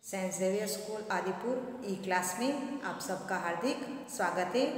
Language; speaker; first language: Hindi; non-native, local second language; Gujarati